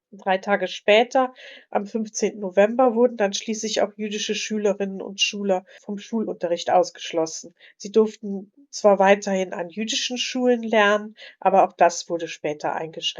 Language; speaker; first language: German; native; German